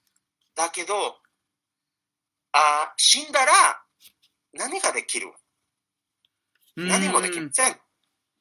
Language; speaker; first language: Japanese; non-native, fluent; Spanish